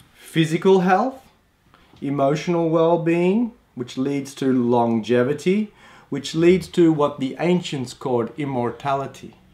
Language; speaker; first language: English; native; English